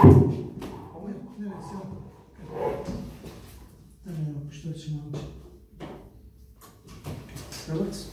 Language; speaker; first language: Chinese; non-native, learner; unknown